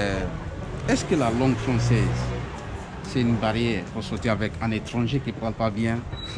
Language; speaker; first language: French; non-native, learner; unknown